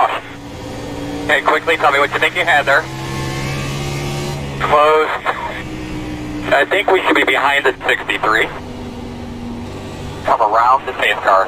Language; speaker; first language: English; native; English